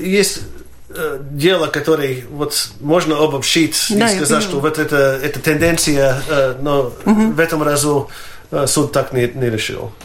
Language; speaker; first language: Russian; non-native, fluent; Latvian